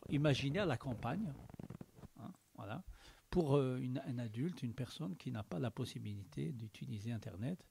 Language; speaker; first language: French; native; French